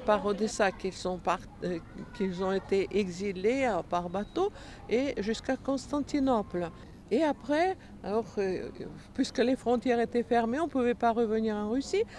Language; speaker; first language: French; early bilingual, other home language; Russian